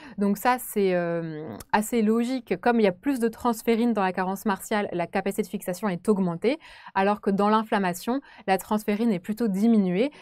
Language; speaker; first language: French; native; French